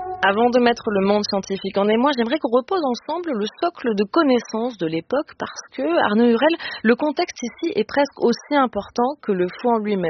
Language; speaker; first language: French; native; French